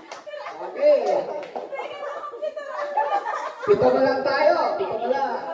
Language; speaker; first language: Filipino; native; Filipino